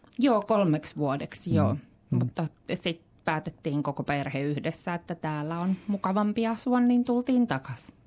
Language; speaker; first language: Finnish; native; Finnish